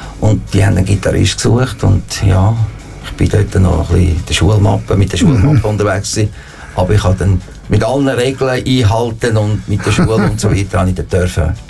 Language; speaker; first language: German; non-native, fluent; Italian